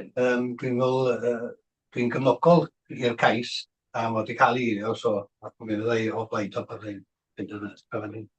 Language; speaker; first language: Welsh; native; Welsh